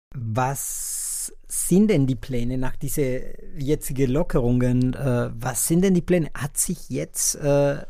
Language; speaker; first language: German; non-native, fluent; Spanish